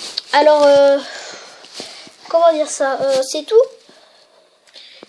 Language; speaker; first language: French; native; French